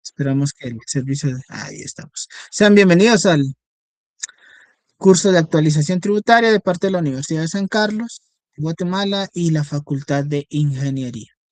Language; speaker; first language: Spanish; native; Spanish